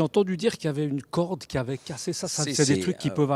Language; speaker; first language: French; native; French